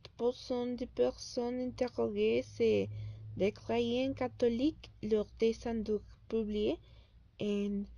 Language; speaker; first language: French; non-native, learner; Spanish